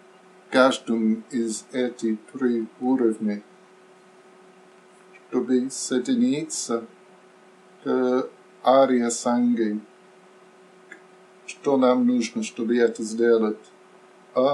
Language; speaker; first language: Russian; non-native, fluent; English